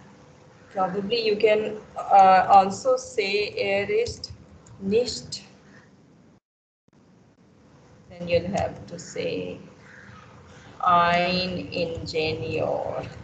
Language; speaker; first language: German; non-native, fluent; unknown